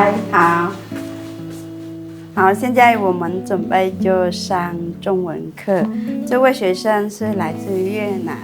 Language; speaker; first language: Chinese; non-native, fluent; Vietnamese